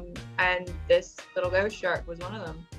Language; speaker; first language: English; native; English